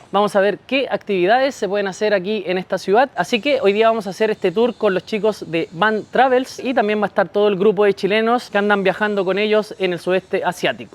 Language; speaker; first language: Spanish; native; Spanish